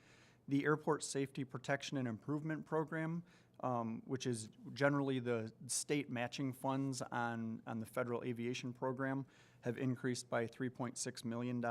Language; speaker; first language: English; native; English